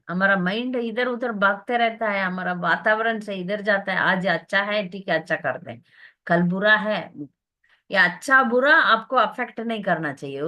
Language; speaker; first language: Hindi; non-native, local second language; Tamil